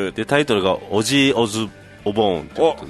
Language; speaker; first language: Japanese; native; Japanese